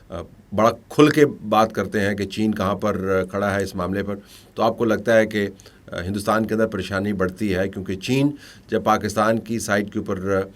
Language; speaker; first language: Urdu; native; Urdu